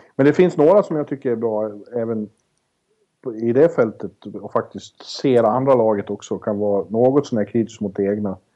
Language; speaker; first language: Swedish; native; Swedish